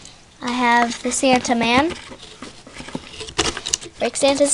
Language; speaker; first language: English; native; English